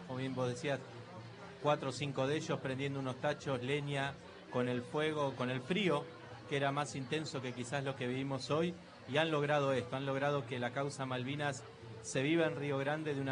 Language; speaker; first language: Spanish; native; Spanish